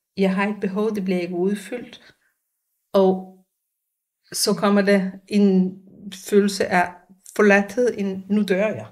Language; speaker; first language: Danish; non-native, fluent; Hebrew